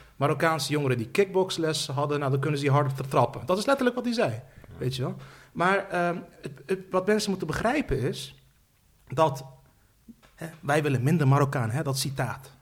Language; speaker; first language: Dutch; early bilingual, other home language; Turkish